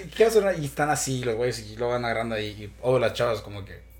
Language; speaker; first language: Spanish; native; Spanish